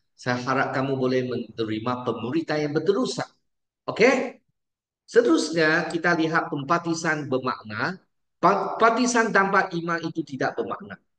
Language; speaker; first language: Malay; non-native, local second language; Chinese